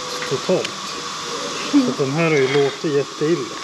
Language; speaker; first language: Swedish; native; Swedish